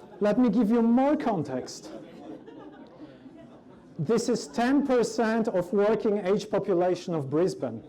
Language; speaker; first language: English; non-native, fluent; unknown